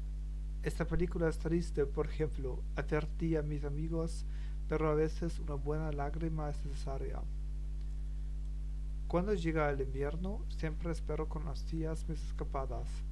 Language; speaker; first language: Spanish; non-native, learner; German